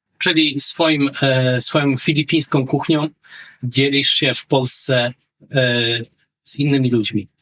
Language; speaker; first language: Polish; native; Polish